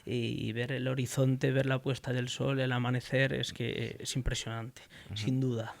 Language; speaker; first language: Spanish; native; Spanish